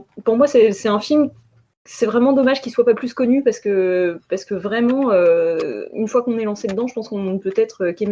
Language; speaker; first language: French; native; French